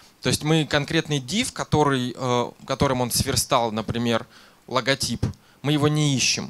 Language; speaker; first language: Russian; native; Russian